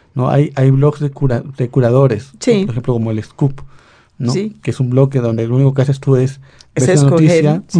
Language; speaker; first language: Spanish; native; Spanish